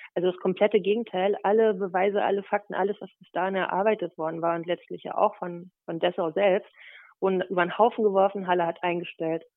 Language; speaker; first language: German; native; German